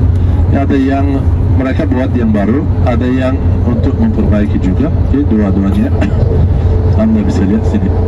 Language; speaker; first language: Indonesian; non-native, learner; Turkish